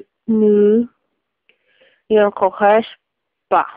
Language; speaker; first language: French; non-native, learner; Spanish